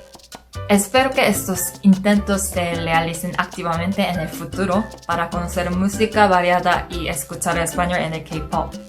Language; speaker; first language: Spanish; non-native, learner; Korean